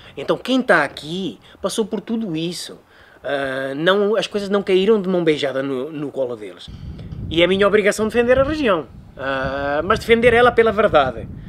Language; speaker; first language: Portuguese; native; Portuguese